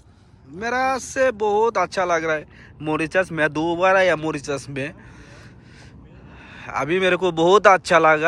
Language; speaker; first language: Hindi; non-native, learner; Bangla